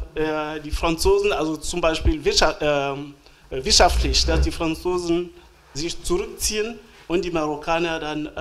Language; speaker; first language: German; non-native, fluent; French